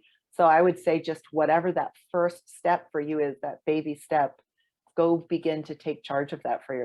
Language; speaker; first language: English; native; English